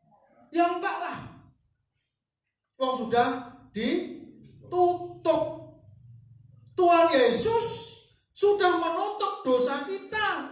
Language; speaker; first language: Indonesian; non-native, local second language; Javanese